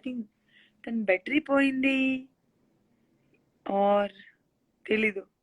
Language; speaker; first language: Telugu; non-native, local second language; Gujarati